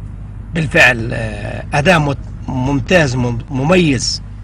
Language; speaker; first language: Arabic; native; Arabic